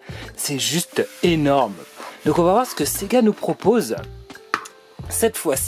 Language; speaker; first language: French; native; French